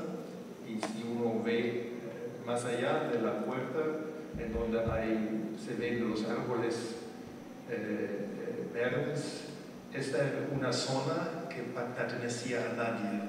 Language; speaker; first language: Spanish; non-native, fluent; German